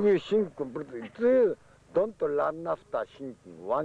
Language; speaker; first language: English; non-native, learner; Japanese